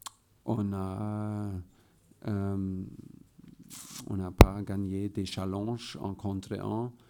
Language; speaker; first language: French; non-native, fluent; German